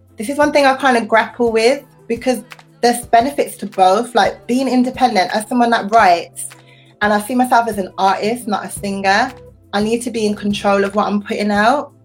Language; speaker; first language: English; native; English